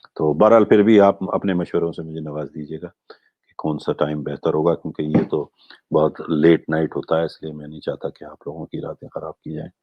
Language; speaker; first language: Urdu; non-native, local second language; Gujarati